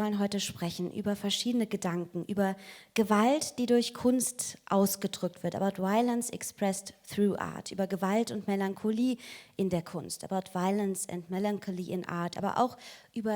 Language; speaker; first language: German; native; German